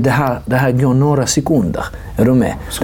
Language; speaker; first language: Swedish; non-native, fluent; Georgian